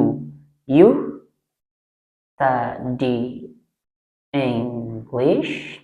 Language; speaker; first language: English; non-native, fluent; Indonesian